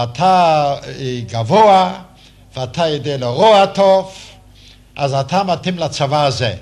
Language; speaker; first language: Hebrew; non-native, fluent; Yiddish